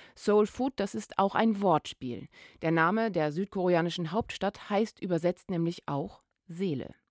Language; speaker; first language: German; native; German